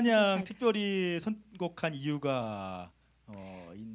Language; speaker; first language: Korean; native; Korean